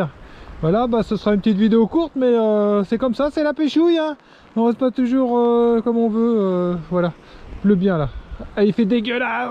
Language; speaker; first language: French; native; French